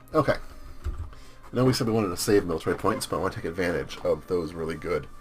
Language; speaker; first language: English; native; English